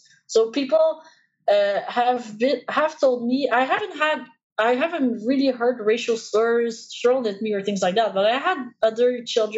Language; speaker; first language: English; non-native, fluent; French